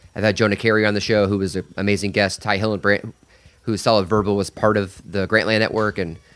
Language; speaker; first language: English; native; English